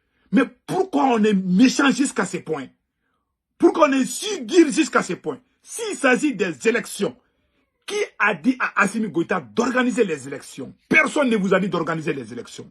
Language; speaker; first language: French; non-native, local second language; Bambara